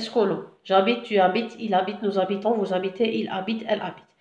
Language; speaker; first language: French; non-native, local second language; Arabic